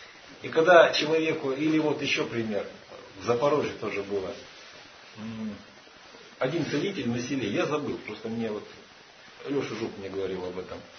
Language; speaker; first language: Russian; native; Russian